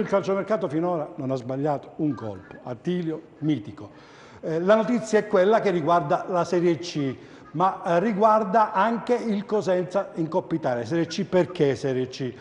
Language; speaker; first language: Italian; native; Italian